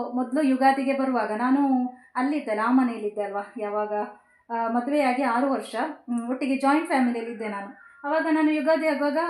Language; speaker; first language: Kannada; native; Kannada